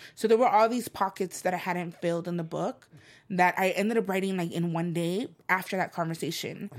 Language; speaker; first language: English; non-native, fluent; Spanish